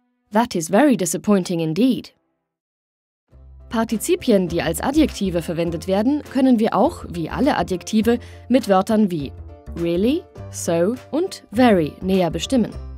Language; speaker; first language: German; native; German